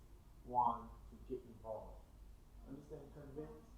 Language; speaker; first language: English; non-native, fluent; Thai